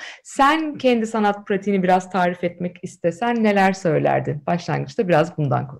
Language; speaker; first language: Turkish; native; Turkish